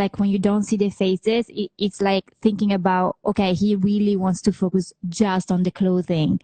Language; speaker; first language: English; non-native, fluent; Italian